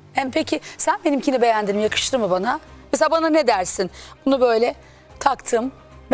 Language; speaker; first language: Turkish; native; Turkish